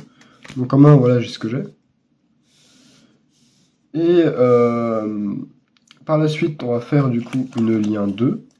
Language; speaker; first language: French; native; French